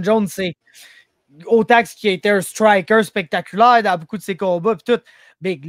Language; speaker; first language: French; native; French